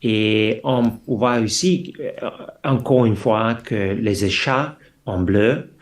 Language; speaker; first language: French; non-native, fluent; English